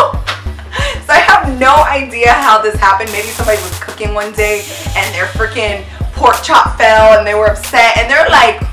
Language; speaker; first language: English; native; English